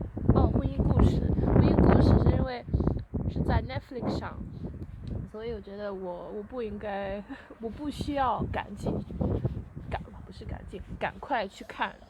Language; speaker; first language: Chinese; early bilingual, heritage; Chinese